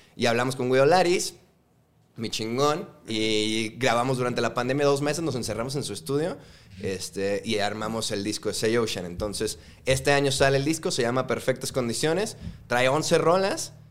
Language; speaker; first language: Spanish; native; Spanish